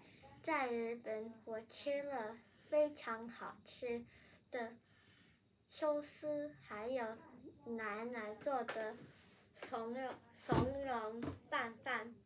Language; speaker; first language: Chinese; non-native, learner; Japanese